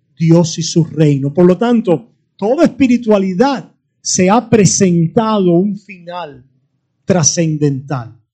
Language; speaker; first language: Spanish; native; Spanish